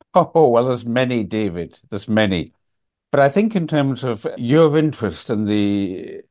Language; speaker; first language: English; native; English